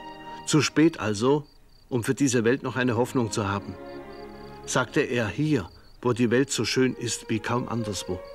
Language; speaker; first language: German; native; German